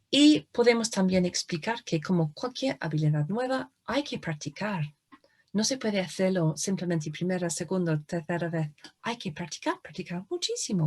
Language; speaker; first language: Spanish; non-native, fluent; English